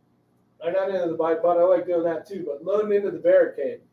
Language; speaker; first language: English; native; English